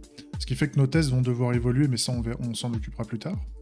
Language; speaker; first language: French; native; French